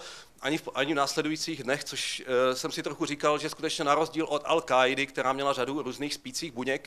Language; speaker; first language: Czech; native; Czech